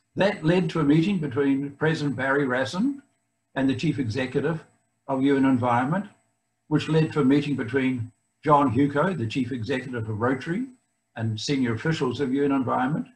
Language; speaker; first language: English; native; English